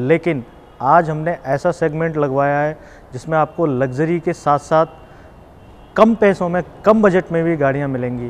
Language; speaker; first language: Hindi; native; Hindi